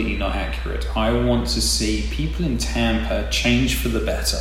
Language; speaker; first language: English; native; English